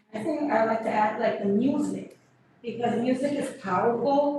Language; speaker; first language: English; early bilingual, other home language; Kabuverdianu